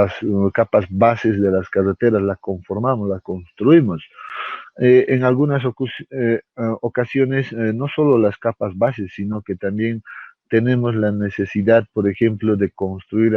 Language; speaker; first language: Spanish; native; Spanish